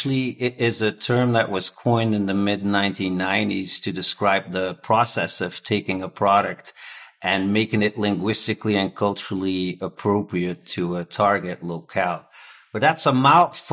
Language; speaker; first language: English; non-native, fluent; Dutch